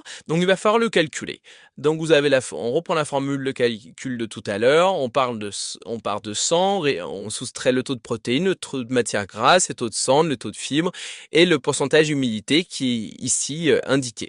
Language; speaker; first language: French; native; French